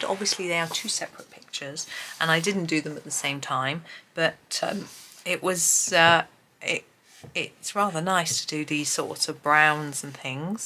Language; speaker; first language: English; native; English